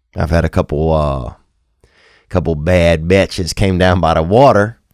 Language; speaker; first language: English; native; English